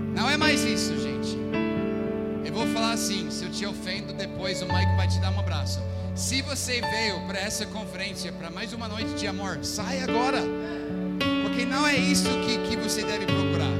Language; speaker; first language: Portuguese; non-native, fluent; English